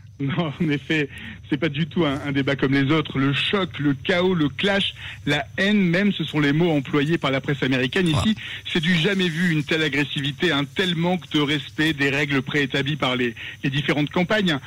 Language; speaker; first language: French; native; French